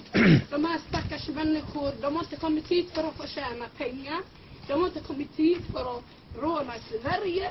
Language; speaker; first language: Swedish; non-native, fluent; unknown